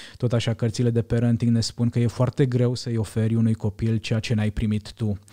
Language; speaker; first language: Romanian; non-native, local second language; Hungarian